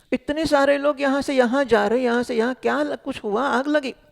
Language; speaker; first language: Hindi; non-native, local second language; Gujarati